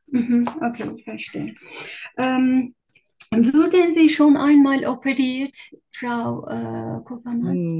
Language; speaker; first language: German; non-native, learner; Turkish